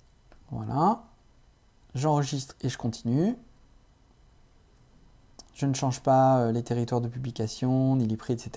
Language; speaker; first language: French; native; French